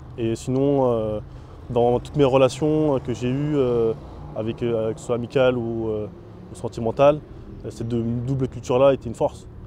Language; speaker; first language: French; early bilingual, other home language; Vietnamese